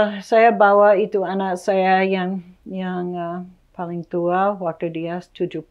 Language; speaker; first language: Indonesian; non-native, fluent; English